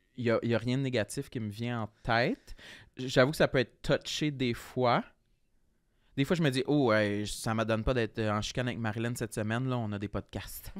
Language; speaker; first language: French; native; French